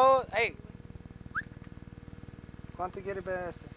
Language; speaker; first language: Spanish; non-native, learner; English